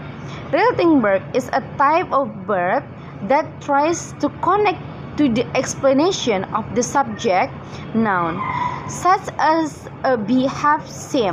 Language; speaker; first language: English; non-native, fluent; Indonesian